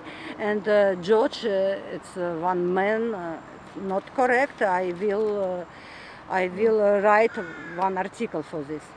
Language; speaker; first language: English; non-native, learner; Russian